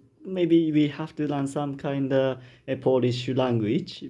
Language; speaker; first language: English; non-native, learner; Japanese